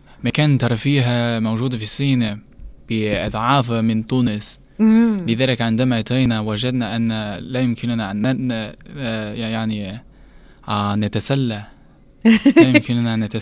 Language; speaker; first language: Arabic; non-native, learner; Chinese